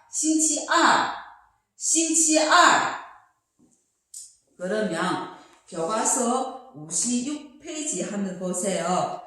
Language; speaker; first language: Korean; non-native, fluent; Chinese